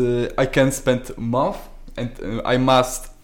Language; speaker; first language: English; non-native, learner; Polish